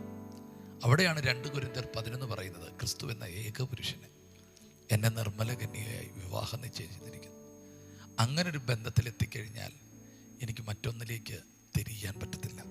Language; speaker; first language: Malayalam; native; Malayalam